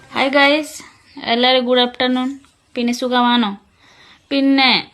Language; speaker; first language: Malayalam; non-native, learner; Bangla